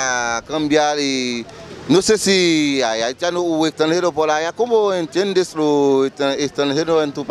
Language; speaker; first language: Spanish; non-native, learner; Haitian Creole